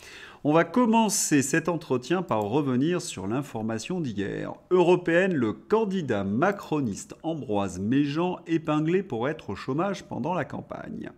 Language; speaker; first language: French; native; French